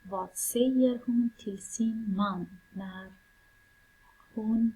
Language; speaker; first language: Swedish; non-native, fluent; Persian